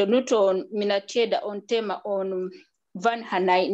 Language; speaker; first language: Finnish; non-native, learner; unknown